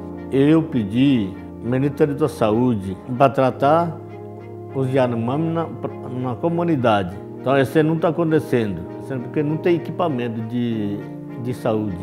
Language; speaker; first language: Portuguese; non-native, local second language; Yanomámi